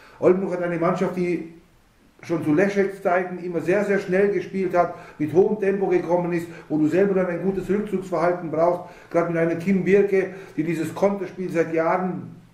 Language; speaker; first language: German; native; German